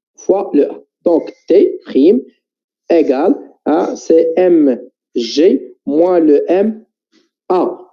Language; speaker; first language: French; non-native, local second language; Arabic